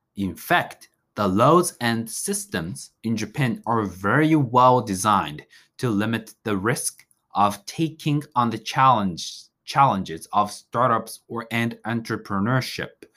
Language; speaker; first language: English; non-native, fluent; Japanese